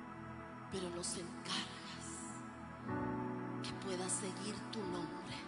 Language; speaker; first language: Spanish; native; Spanish